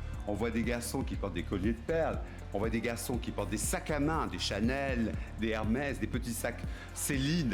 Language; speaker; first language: French; native; French